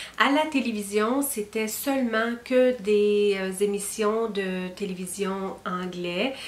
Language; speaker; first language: French; native; French